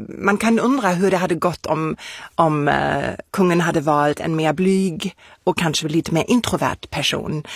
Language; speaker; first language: Swedish; non-native, fluent; German